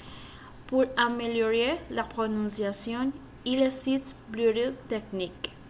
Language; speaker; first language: French; non-native, learner; Spanish